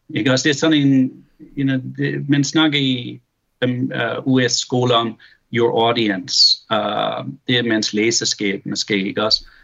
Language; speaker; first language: Danish; early bilingual, heritage; Danish